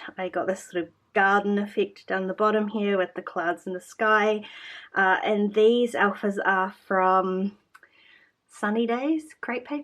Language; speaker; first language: English; native; English